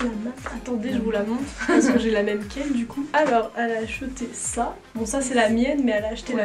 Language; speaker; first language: French; native; French